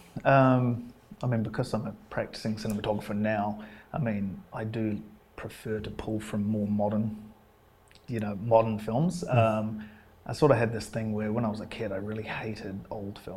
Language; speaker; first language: English; native; English